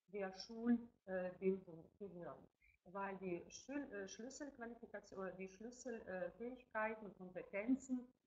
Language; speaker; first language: German; non-native, fluent; Ukrainian